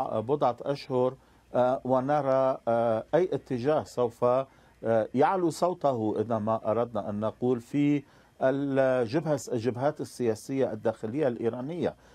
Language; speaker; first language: Arabic; non-native, fluent; Persian